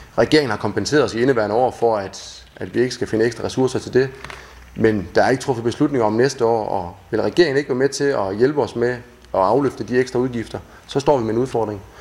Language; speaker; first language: Danish; native; Danish